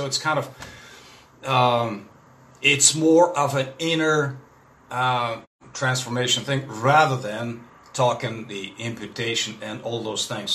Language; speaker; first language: English; non-native, fluent; Russian